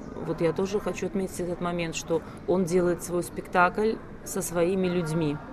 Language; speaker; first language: Russian; native; Russian